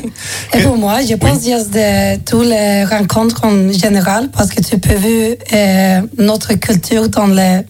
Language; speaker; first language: French; non-native, learner; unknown